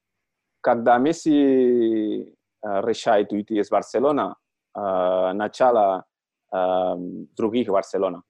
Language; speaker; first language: Russian; non-native, learner; Catalan